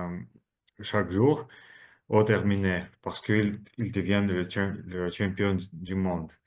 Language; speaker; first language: French; non-native, learner; Russian